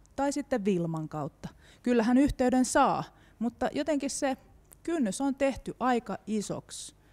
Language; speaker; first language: Finnish; native; Finnish